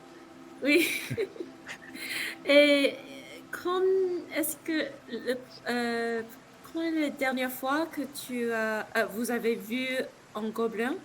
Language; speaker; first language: French; non-native, learner; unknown